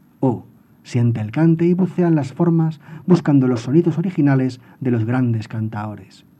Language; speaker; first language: Spanish; native; Spanish